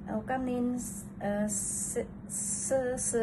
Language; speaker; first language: Cantonese; non-native, learner; Indonesian